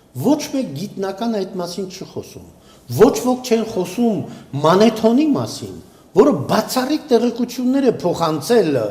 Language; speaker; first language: Armenian; native; Armenian